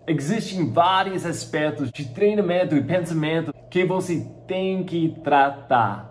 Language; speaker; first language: Portuguese; non-native, fluent; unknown